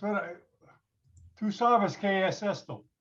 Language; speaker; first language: Spanish; non-native, learner; English